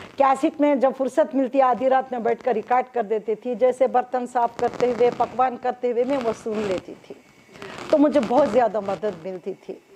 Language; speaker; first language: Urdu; native; Urdu